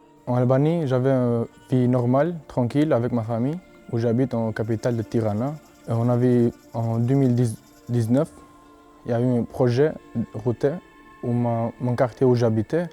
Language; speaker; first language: French; non-native, learner; Albanian